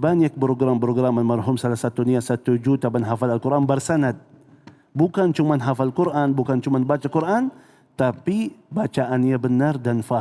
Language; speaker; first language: Indonesian; non-native, fluent; Arabic